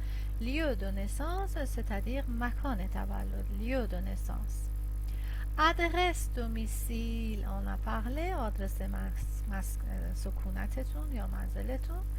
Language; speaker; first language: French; non-native, fluent; Persian